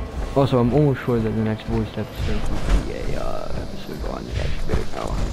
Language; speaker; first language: English; native; English